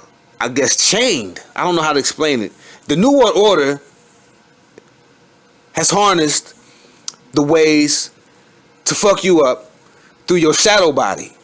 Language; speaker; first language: English; native; English